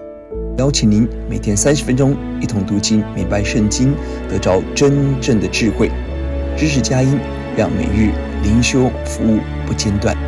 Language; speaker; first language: Chinese; native; Chinese